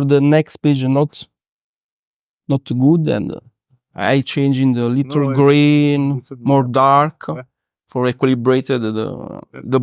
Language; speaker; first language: English; non-native, learner; Italian